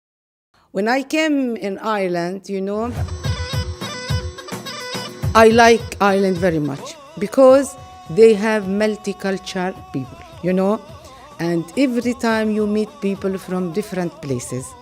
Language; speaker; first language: English; non-native, learner; Arabic